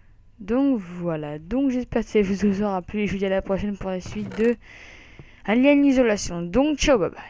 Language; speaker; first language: French; native; French